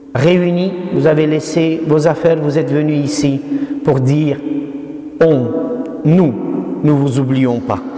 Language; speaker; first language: French; non-native, fluent; Syriac